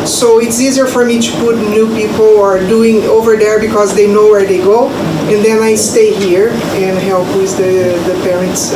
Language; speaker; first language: English; non-native, fluent; Portuguese